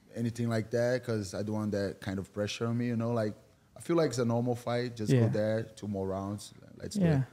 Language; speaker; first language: English; non-native, fluent; Portuguese